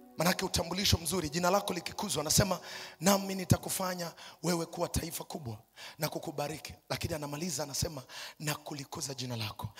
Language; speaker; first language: Swahili; native; Swahili